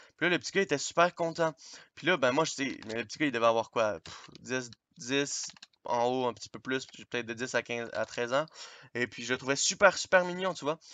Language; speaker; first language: French; native; French